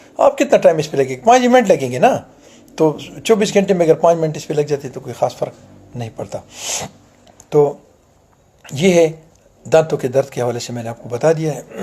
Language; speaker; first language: Urdu; non-native, local second language; Punjabi